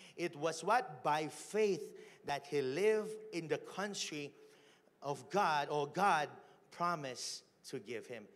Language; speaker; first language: English; non-native, local second language; Filipino